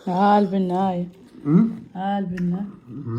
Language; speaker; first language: Arabic; native; Arabic